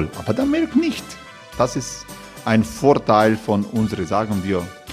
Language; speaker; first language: German; non-native, learner; Croatian